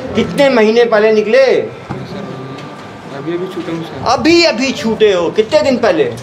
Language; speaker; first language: Hindi; native; Hindi